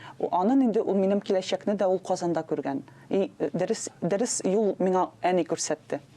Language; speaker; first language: Tatar; non-native, local second language; Russian